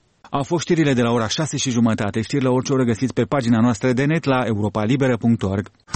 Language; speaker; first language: Romanian; native; Romanian